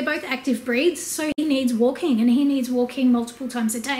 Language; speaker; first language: English; native; English